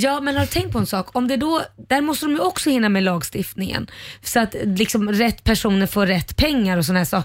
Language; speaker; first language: Swedish; native; Swedish